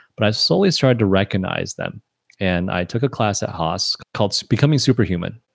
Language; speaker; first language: English; early bilingual, other home language; Chinese